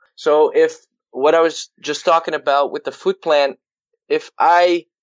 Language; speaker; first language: English; non-native, fluent; Dutch